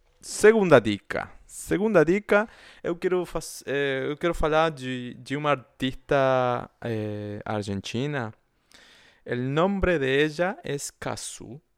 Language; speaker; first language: Portuguese; non-native, fluent; Spanish